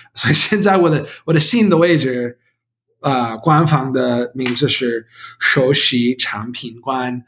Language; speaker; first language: Chinese; non-native, learner; English